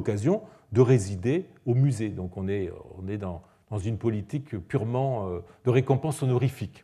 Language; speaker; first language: French; native; French